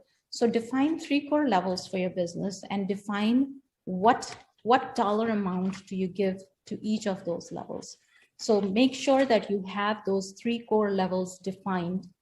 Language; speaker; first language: English; non-native, local second language; Hindi